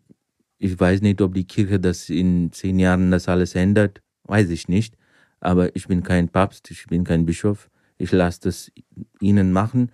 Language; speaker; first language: German; non-native, fluent; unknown